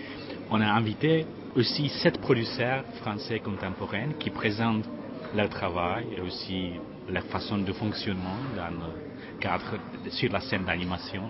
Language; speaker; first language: French; non-native, fluent; Czech